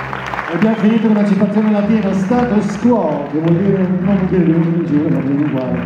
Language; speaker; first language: Italian; native; Italian